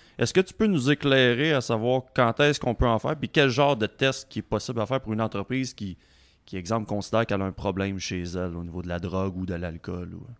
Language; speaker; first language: French; native; French